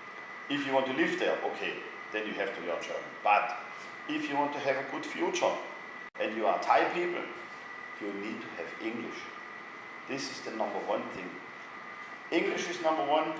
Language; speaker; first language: English; non-native, fluent; German